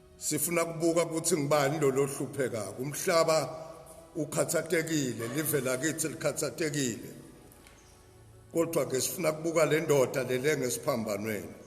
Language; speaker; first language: Zulu; non-native, local second language; Swati